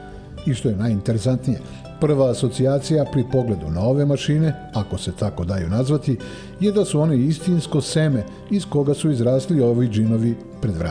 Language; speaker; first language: Serbian; native; Serbian